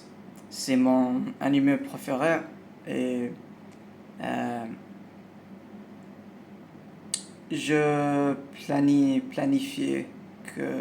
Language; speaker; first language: French; non-native, learner; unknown